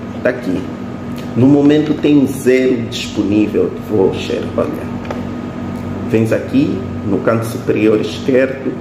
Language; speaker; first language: Portuguese; native; Portuguese